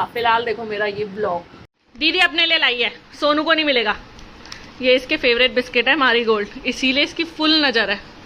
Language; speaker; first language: Hindi; native; Hindi